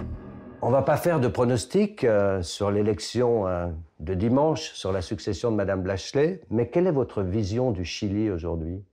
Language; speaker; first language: French; native; French